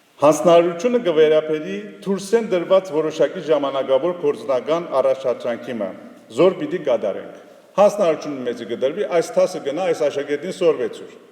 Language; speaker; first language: Armenian; native; Armenian